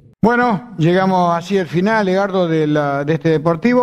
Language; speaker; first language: Spanish; native; Spanish